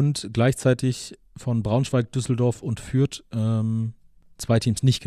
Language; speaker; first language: German; native; German